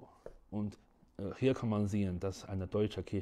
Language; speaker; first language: German; non-native, fluent; Chinese